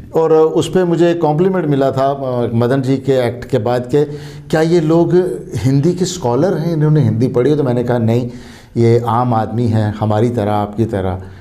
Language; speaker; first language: Hindi; non-native, local second language; Kashmiri